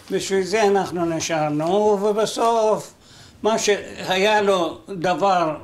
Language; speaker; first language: Hebrew; non-native, fluent; Arabic